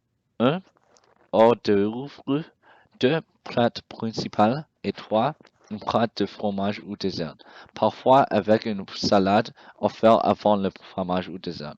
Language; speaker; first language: French; non-native, learner; English